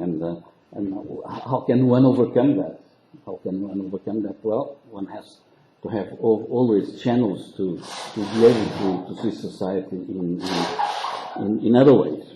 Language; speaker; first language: English; non-native, local second language; Portuguese